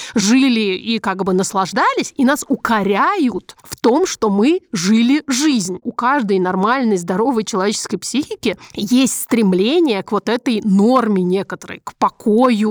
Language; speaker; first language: Russian; native; Russian